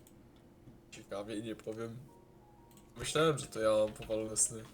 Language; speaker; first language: Polish; early bilingual, heritage; Polish